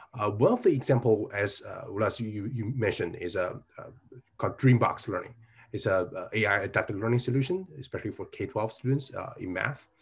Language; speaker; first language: English; non-native, fluent; Chinese